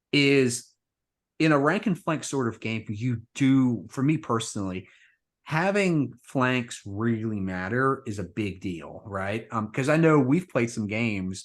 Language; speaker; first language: English; native; English